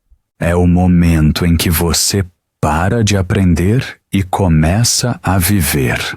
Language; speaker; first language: Portuguese; non-native, fluent; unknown